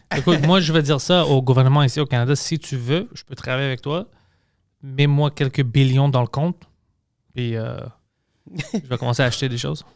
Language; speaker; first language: French; early bilingual, other home language; English